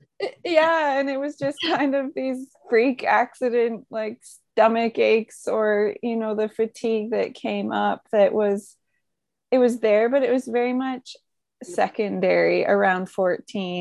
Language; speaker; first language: English; native; English